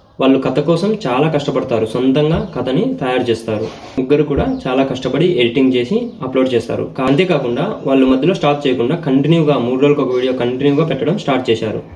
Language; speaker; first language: Telugu; native; Telugu